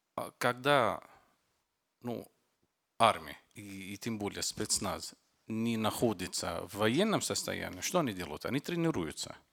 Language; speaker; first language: Russian; non-native, fluent; Arabic